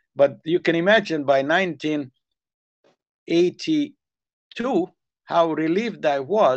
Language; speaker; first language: English; non-native, fluent; Hungarian